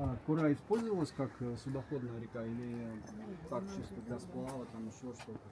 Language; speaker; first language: Russian; native; Russian